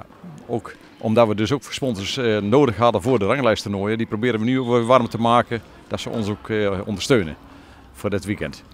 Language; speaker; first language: Dutch; native; Dutch